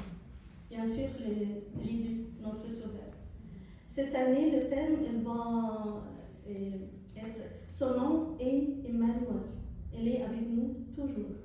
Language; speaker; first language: French; non-native, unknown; Arabic